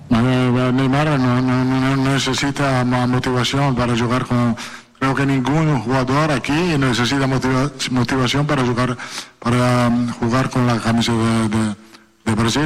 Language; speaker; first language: Spanish; non-native, fluent; Italian